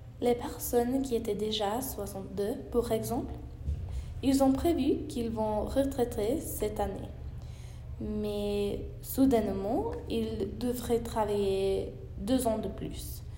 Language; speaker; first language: French; non-native, learner; English